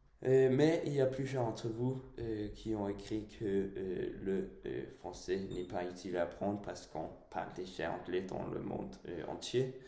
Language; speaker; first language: French; non-native, fluent; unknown